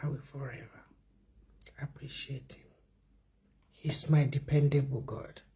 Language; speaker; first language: English; non-native, local second language; Yoruba